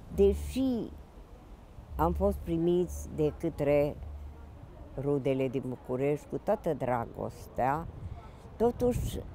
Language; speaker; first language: Romanian; native; Romanian